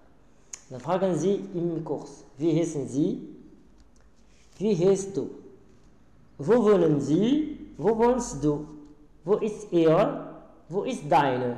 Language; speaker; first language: German; non-native, learner; Arabic